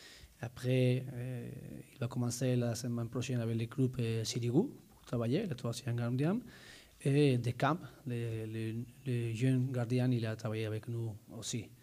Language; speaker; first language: French; non-native, learner; Spanish